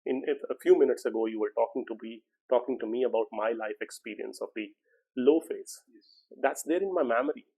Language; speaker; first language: English; non-native, local second language; Punjabi